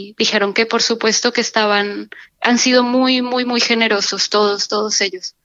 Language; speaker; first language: Spanish; native; Spanish